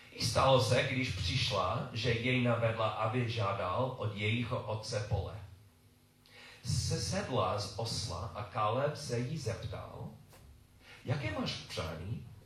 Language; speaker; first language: Czech; non-native, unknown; English